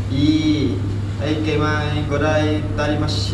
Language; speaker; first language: Japanese; non-native, learner; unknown